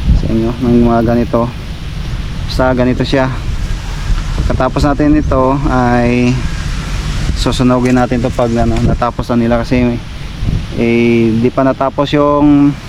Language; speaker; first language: Filipino; non-native, local second language; Cebuano